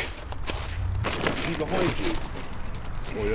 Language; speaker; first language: English; native; English